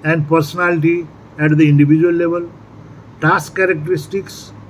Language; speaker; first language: English; non-native, local second language; Nepali